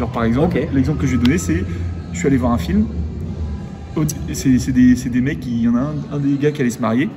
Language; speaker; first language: French; native; French